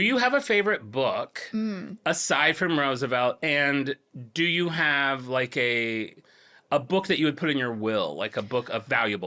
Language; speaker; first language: English; native; English